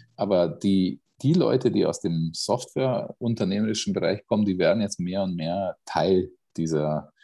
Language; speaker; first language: German; non-native, fluent; Hungarian